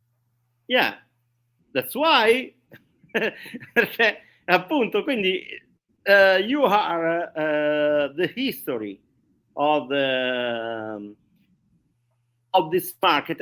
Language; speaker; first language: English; non-native, learner; Italian